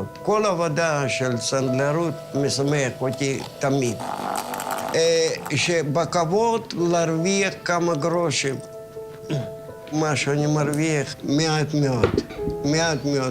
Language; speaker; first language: Hebrew; non-native, fluent; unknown